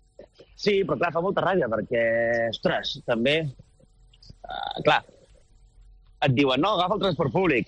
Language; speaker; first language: Catalan; native; Catalan